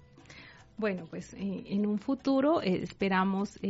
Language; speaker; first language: Spanish; native; Spanish